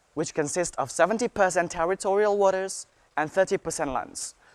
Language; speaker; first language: English; non-native, learner; Indonesian